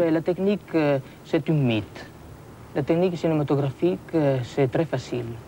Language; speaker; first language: French; non-native, fluent; Italian